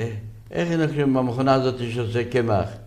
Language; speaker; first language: Hebrew; non-native, fluent; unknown